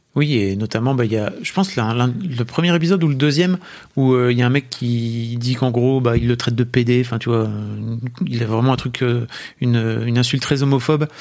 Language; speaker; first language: French; native; French